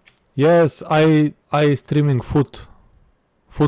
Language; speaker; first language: English; non-native, learner; Macedonian